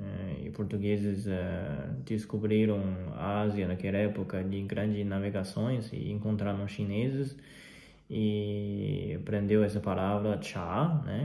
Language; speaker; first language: Portuguese; non-native, fluent; Chinese